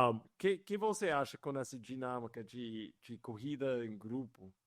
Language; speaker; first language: Portuguese; non-native, fluent; English